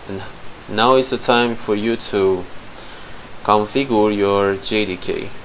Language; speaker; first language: English; non-native, fluent; Persian